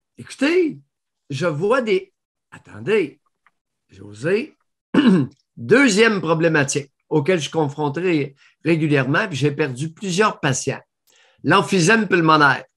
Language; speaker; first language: French; native; French